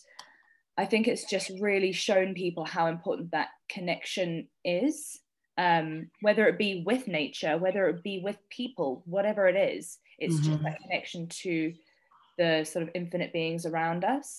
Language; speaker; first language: English; native; English